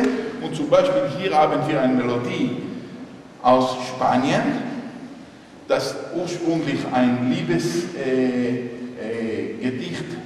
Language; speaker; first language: German; non-native, fluent; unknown